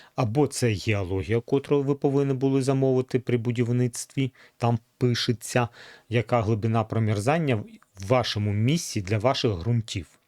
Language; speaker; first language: Ukrainian; non-native, local second language; Russian